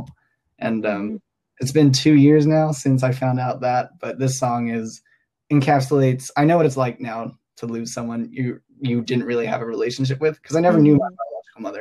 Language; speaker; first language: English; native; English